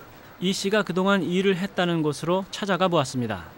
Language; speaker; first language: Korean; native; Korean